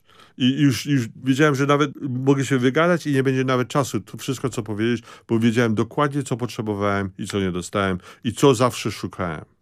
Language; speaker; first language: Polish; early bilingual, heritage; Polish